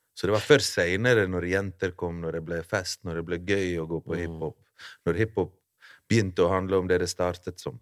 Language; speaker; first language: Norwegian; early bilingual, other home language; Bosnian